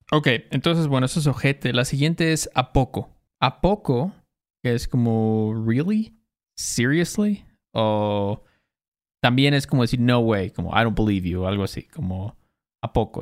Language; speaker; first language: Spanish; native; Spanish